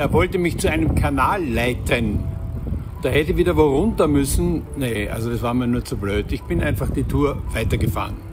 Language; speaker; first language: German; native; German